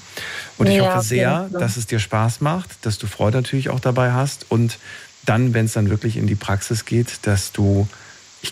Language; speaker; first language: German; native; German